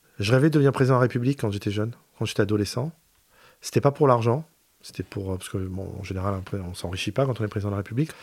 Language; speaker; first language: French; native; French